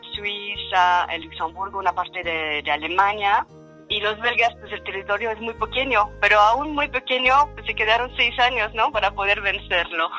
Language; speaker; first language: Spanish; non-native, fluent; French